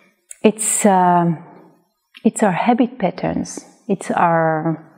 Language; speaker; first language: English; non-native, fluent; Hebrew